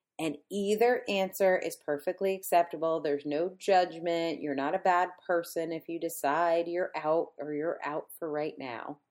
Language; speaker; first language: English; native; English